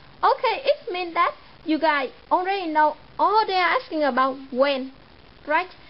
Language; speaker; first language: English; non-native, fluent; Vietnamese